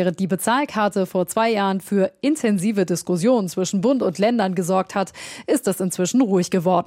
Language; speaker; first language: German; native; German